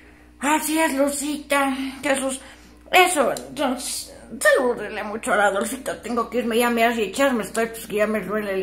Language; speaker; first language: Spanish; native; Spanish